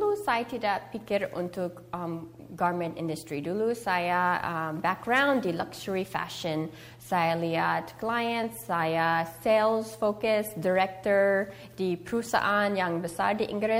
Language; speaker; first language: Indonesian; early bilingual, heritage; Indonesian